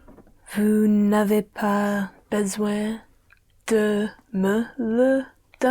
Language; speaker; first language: French; non-native, learner; English